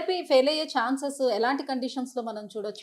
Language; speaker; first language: Telugu; native; Telugu